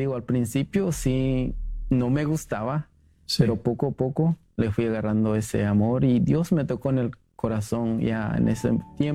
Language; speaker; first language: Spanish; native; Spanish